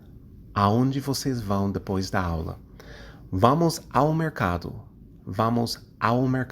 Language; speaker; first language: Portuguese; non-native, fluent; English